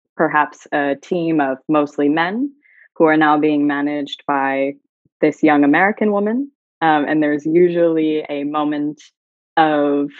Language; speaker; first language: English; native; English